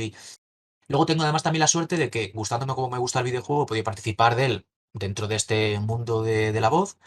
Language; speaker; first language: Spanish; native; Spanish